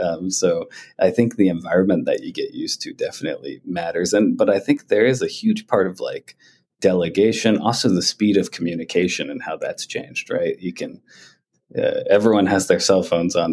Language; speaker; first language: English; native; English